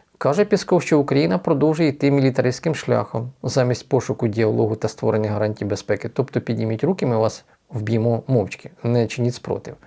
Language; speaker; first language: Ukrainian; native; Ukrainian